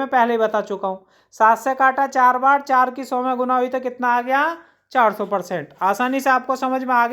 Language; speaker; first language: Hindi; native; Hindi